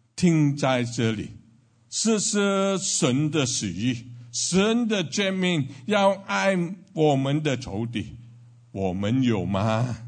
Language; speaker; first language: Chinese; non-native, learner; Cantonese